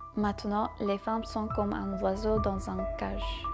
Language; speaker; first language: French; non-native, fluent; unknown